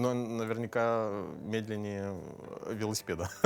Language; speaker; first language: Russian; native; Russian